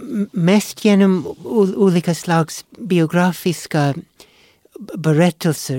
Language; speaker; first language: Swedish; non-native, fluent; English